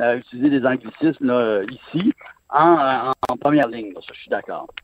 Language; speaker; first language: French; native; French